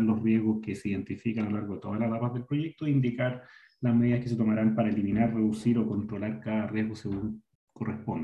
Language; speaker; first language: Spanish; native; Spanish